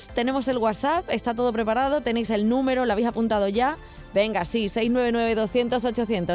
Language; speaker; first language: Spanish; native; Spanish